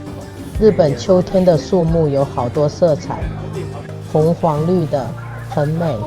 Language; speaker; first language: Chinese; native; Chinese